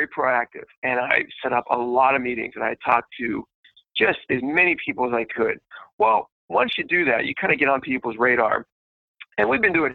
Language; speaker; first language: English; native; English